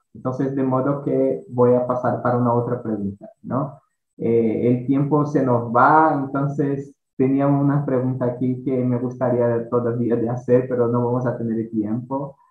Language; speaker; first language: Spanish; non-native, fluent; Portuguese